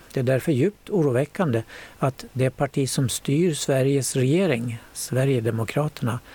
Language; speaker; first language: Swedish; native; Swedish